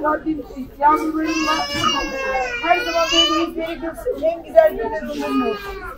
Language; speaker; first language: Turkish; native; Turkish